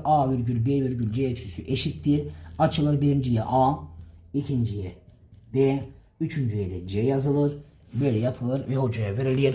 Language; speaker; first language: Turkish; native; Turkish